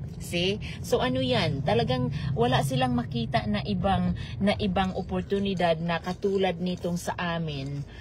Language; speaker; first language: Filipino; native; Filipino